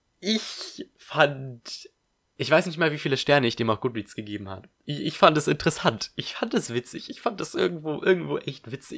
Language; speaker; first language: German; native; German